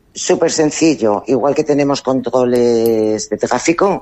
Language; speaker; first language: Spanish; native; Spanish